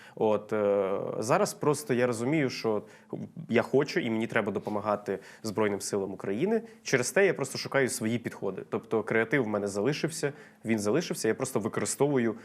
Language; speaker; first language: Ukrainian; non-native, local second language; Russian